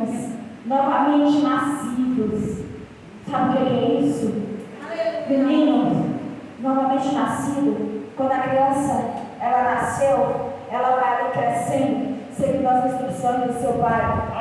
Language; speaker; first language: Portuguese; native; Portuguese